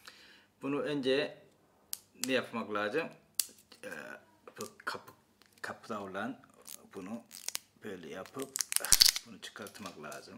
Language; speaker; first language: Turkish; non-native, fluent; Korean